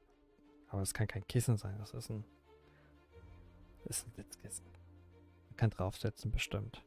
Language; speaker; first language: German; native; German